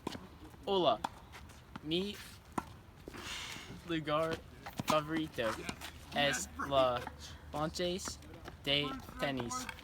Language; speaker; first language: Spanish; non-native, learner; English